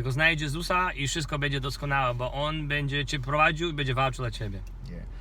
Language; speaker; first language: Polish; non-native, fluent; Kinyarwanda